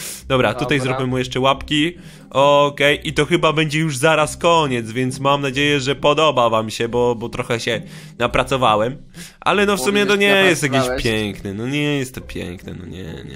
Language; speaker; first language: Polish; native; Polish